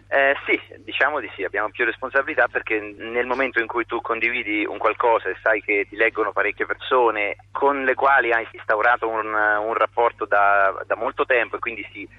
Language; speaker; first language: Italian; native; Italian